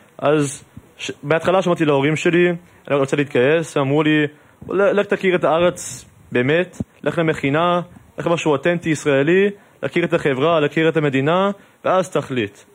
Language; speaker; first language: Hebrew; non-native, fluent; English